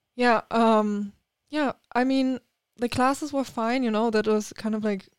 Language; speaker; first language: English; non-native, fluent; German